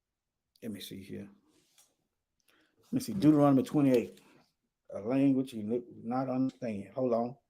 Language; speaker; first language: English; native; English